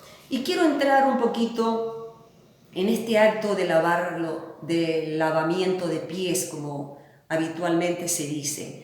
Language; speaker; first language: Spanish; native; Spanish